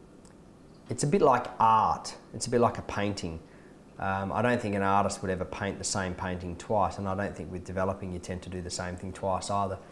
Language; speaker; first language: English; native; English